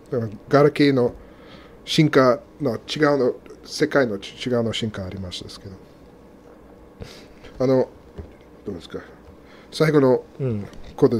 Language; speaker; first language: Japanese; non-native, fluent; English